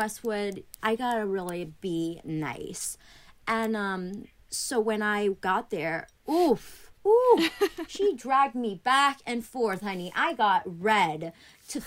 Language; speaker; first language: English; early bilingual, other home language; Greek